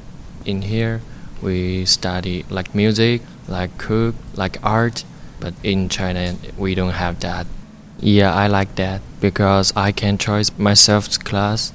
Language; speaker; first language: English; non-native, learner; Chinese